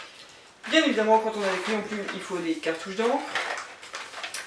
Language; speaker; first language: French; native; French